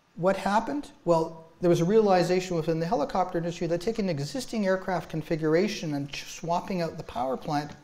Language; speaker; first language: English; native; English